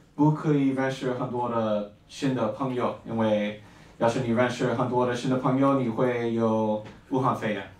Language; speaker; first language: Chinese; non-native, learner; English